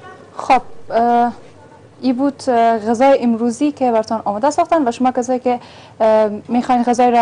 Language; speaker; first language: Persian; native; Persian